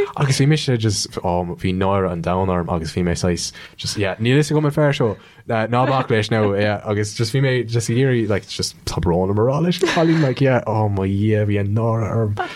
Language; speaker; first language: Irish; non-native, local second language; English